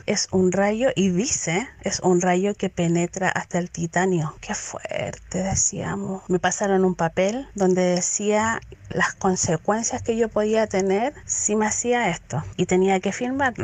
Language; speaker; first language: Spanish; native; Spanish